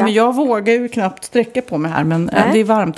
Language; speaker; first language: Swedish; native; Swedish